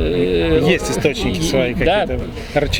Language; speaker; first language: Russian; native; Russian